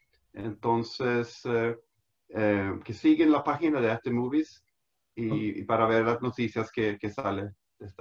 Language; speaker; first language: Spanish; non-native, fluent; Swedish